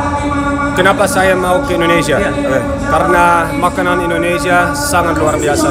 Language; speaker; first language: Indonesian; non-native, fluent; Dutch